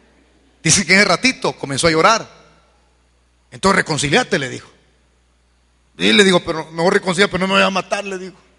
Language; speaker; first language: Spanish; native; Spanish